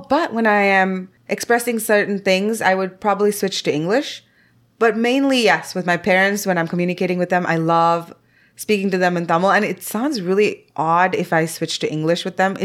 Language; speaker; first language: English; non-native, local second language; Tamil